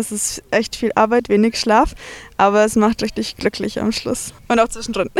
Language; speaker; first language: German; native; German